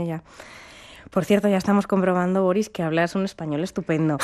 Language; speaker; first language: Spanish; native; Spanish